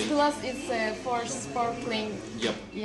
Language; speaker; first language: English; non-native, learner; Turkish